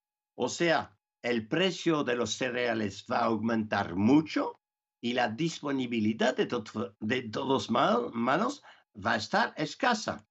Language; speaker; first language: Spanish; non-native, fluent; French